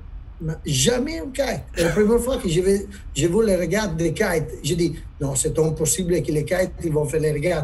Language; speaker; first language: French; non-native, learner; Italian